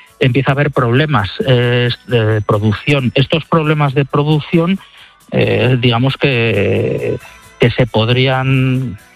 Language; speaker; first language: Spanish; native; Spanish